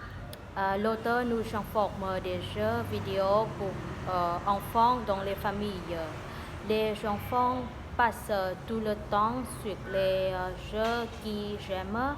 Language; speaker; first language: French; non-native, learner; Vietnamese